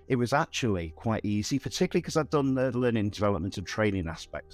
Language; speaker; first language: English; native; English